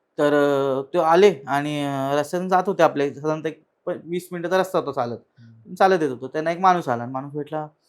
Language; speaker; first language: Marathi; native; Marathi